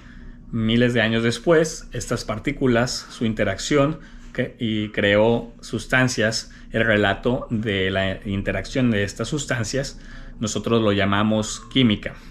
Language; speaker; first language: Spanish; native; Spanish